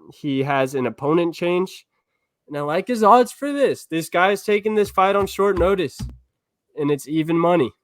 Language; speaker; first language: English; native; English